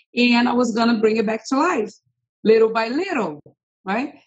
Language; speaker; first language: English; non-native, fluent; Portuguese